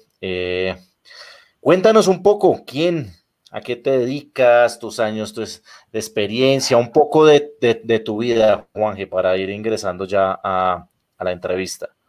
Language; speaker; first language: Spanish; native; Spanish